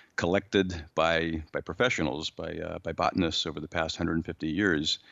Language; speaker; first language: English; native; English